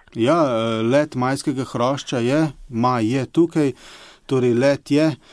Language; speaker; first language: Slovenian; early bilingual, other home language; Bosnian